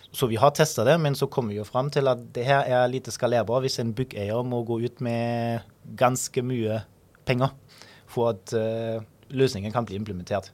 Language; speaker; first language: Norwegian; non-native, fluent; German